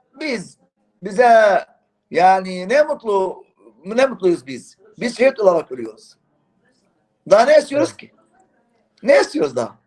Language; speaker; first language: Turkish; non-native, fluent; Arabic